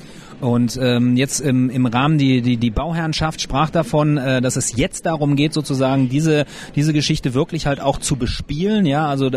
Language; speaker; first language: German; native; German